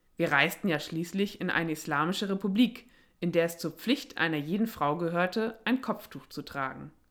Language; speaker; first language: German; native; German